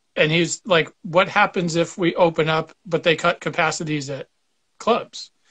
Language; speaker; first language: English; native; English